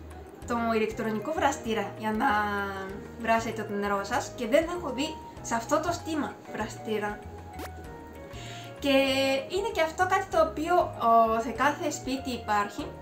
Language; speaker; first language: Greek; non-native, fluent; Japanese